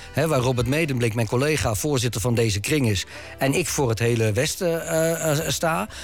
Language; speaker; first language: Dutch; native; Dutch